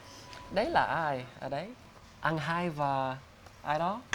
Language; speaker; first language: Vietnamese; early bilingual, heritage; English